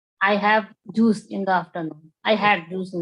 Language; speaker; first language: English; non-native, learner; Marathi